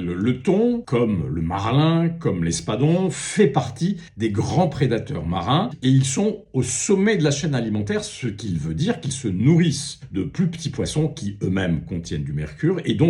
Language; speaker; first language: French; native; French